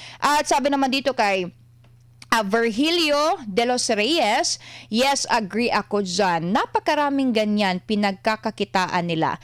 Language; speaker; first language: Filipino; non-native, local second language; Cebuano